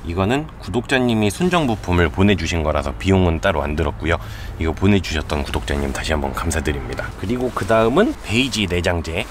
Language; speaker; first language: Korean; native; Korean